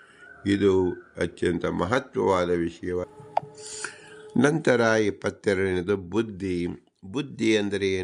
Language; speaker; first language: Kannada; native; Kannada